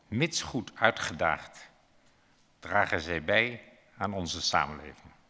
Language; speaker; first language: Dutch; native; Dutch